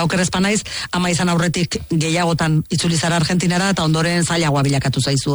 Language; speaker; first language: Basque; native; Basque